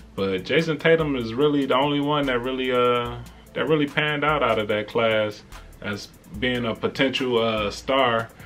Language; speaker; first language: English; native; English